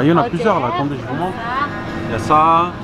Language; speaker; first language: French; native; French